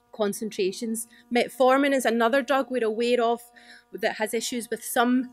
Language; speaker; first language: English; native; English